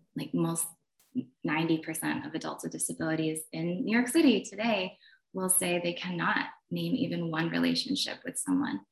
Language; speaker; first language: English; native; English